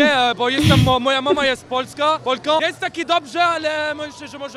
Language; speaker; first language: Polish; early bilingual, heritage; Polish